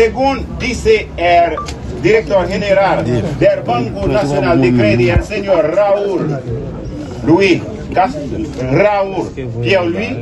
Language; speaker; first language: Spanish; non-native, learner; Haitian Creole